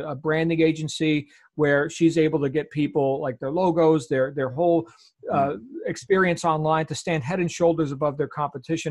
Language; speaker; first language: English; native; English